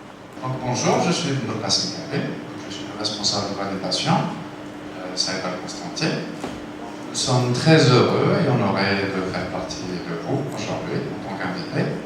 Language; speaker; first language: French; non-native, local second language; Arabic